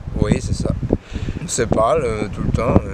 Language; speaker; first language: French; non-native, learner; Spanish